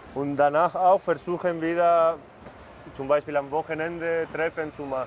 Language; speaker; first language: German; non-native, fluent; Spanish